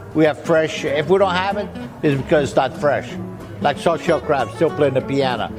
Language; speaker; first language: English; early bilingual, other home language; French